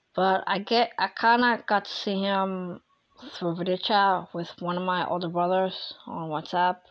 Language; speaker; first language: English; early bilingual, other home language; Spanish